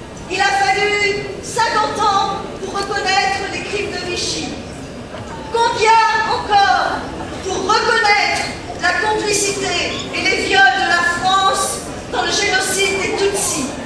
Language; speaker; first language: French; native; French